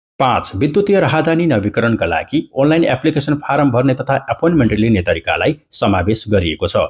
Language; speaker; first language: Nepali; native; Nepali